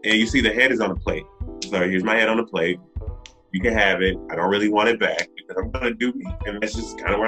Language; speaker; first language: English; native; English